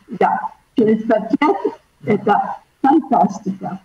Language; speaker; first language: Russian; early bilingual, heritage; Russian